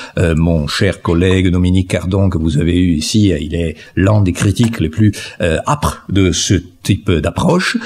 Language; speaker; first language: French; non-native, fluent; Italian